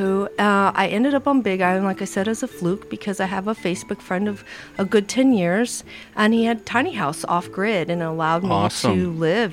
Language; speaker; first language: English; native; English